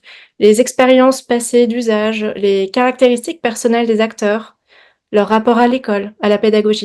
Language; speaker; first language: French; native; French